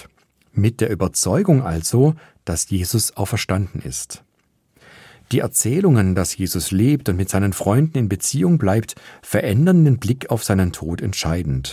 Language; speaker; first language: German; native; German